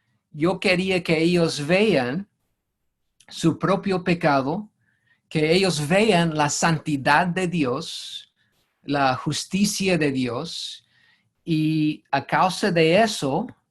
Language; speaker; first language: Spanish; non-native, fluent; English